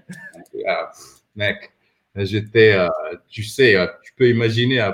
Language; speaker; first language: French; non-native, local second language; Arabic